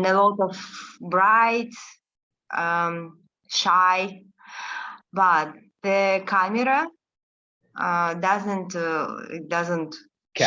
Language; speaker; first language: English; non-native, learner; Russian